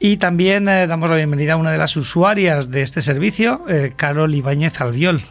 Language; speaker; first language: Spanish; native; Spanish